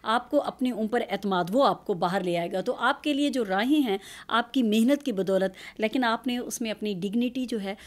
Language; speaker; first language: Urdu; native; Urdu